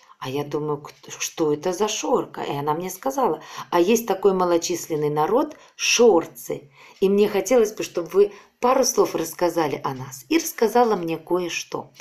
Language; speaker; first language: Russian; native; Russian